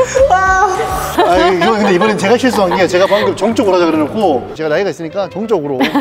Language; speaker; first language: Korean; native; Korean